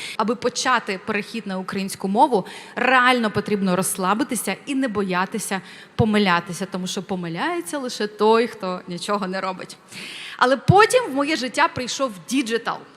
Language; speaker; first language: Ukrainian; non-native, local second language; Russian